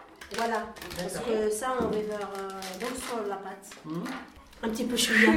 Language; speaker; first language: French; non-native, learner; Arabic